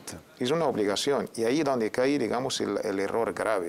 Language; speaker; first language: Spanish; native; Spanish